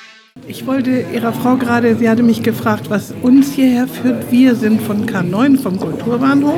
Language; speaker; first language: German; native; German